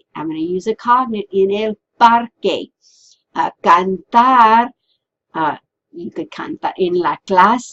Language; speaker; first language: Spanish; non-native, fluent; English